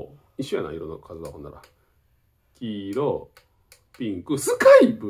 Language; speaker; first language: Japanese; native; Japanese